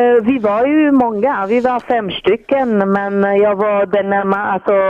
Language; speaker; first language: Swedish; non-native, fluent; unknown